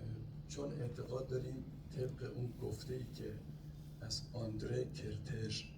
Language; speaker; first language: Persian; native; Persian